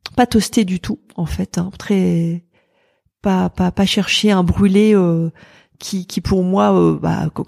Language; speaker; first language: French; native; French